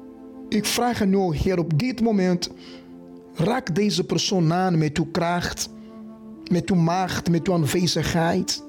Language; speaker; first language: Dutch; non-native, fluent; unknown